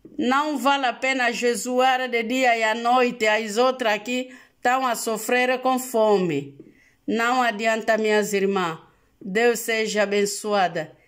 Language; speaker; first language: Portuguese; non-native, local second language; Lingala